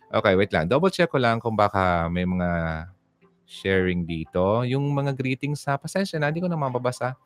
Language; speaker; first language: Filipino; non-native, local second language; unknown